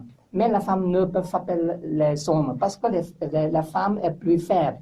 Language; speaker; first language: French; non-native, learner; English